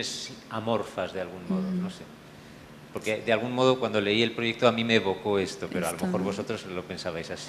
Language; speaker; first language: Spanish; native; Spanish